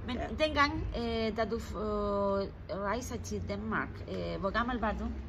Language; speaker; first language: Danish; non-native, learner; Spanish